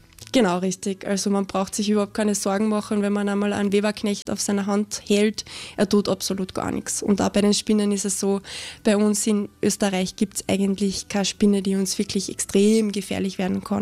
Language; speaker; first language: German; native; German